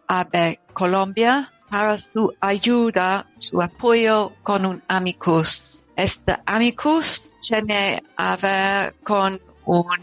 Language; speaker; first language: Spanish; non-native, learner; English